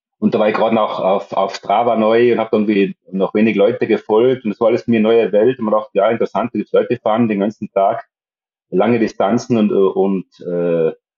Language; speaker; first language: German; native; German